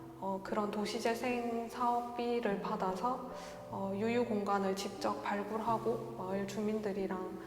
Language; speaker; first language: Korean; native; Korean